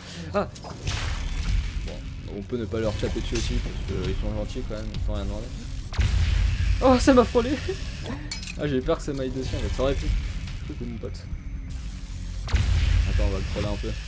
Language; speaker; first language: French; native; French